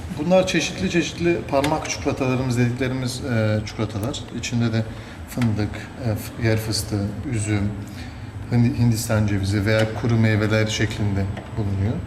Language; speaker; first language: Turkish; early bilingual, heritage; Turkish